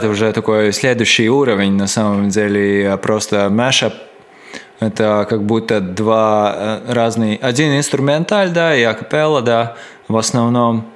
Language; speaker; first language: Russian; non-native, local second language; Latvian